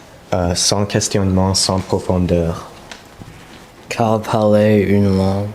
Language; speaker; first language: French; non-native, local second language; English